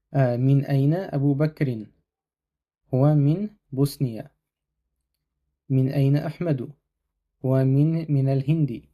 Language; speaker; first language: Arabic; non-native, fluent; Russian